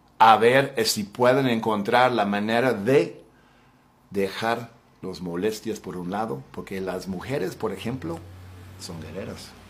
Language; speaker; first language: Spanish; non-native, fluent; English